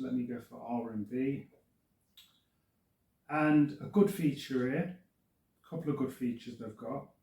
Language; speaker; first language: English; native; English